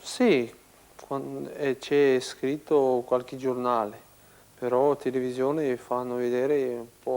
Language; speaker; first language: Italian; non-native, learner; Uzbek